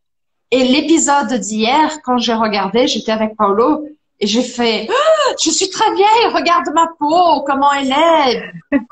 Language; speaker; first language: French; non-native, fluent; Portuguese